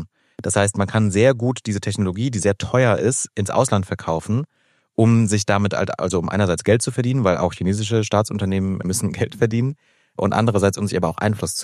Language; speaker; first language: German; native; German